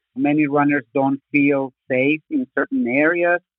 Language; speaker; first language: English; non-native, fluent; Spanish